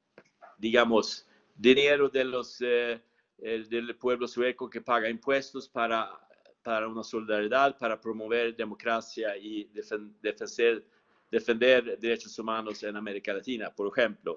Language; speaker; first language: Spanish; non-native, fluent; Swedish